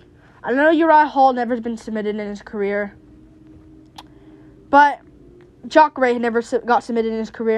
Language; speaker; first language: English; native; English